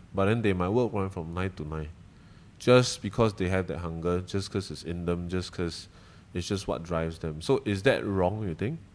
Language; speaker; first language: English; native; English